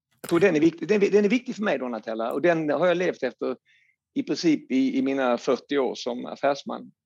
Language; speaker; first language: Swedish; native; Swedish